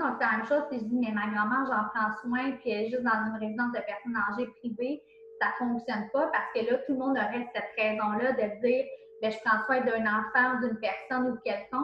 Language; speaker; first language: French; native; French